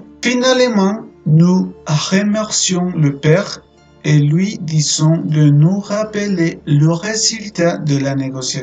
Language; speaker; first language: French; non-native, fluent; Spanish